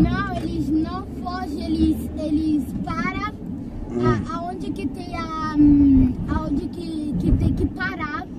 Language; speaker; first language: Portuguese; non-native, learner; French